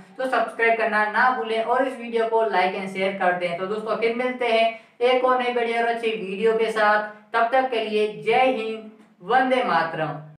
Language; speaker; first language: Hindi; native; Hindi